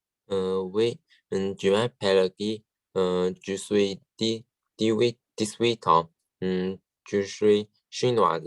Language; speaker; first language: French; non-native, learner; Chinese